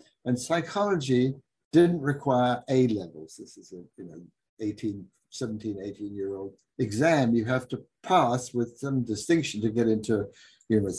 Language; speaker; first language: English; native; English